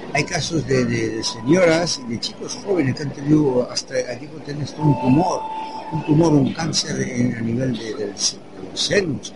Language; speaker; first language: Spanish; non-native, fluent; French